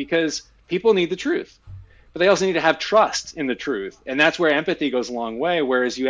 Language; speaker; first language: English; native; English